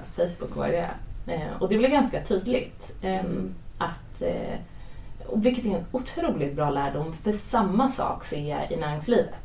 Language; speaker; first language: Swedish; native; Swedish